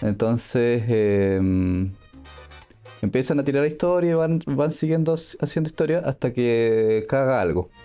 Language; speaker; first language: Spanish; native; Spanish